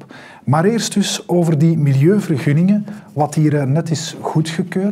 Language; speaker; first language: Dutch; native; Dutch